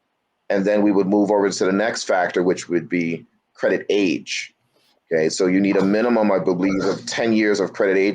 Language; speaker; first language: English; native; English